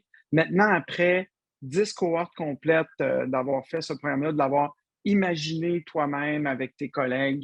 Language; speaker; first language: French; native; French